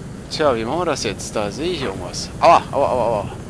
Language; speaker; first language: German; native; German